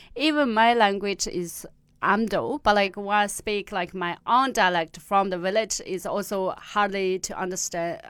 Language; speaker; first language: English; non-native, fluent; Tibetan